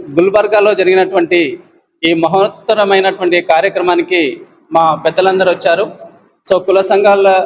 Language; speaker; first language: Telugu; non-native, local second language; Lambadi